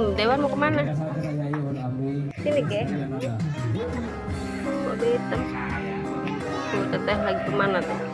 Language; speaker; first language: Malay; non-native, local second language; Sundanese